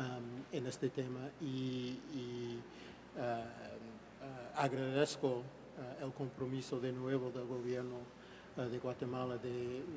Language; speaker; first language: Spanish; non-native, fluent; English